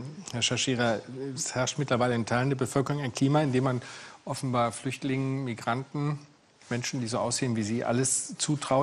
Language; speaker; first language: German; native; German